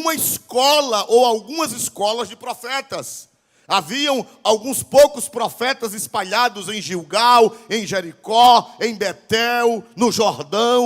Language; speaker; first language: Portuguese; native; Portuguese